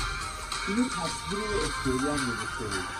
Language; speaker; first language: Persian; native; Persian